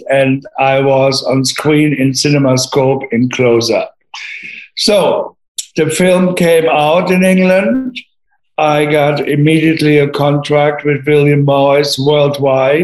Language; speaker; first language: English; non-native, fluent; German